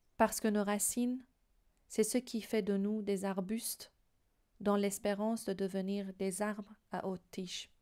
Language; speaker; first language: French; non-native, fluent; Persian